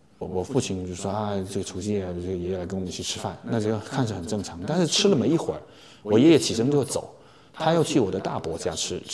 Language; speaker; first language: Chinese; native; Chinese